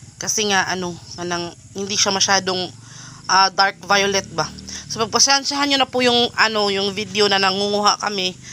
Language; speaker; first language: Filipino; native; Filipino